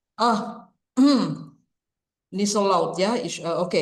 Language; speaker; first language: German; non-native, fluent; Indonesian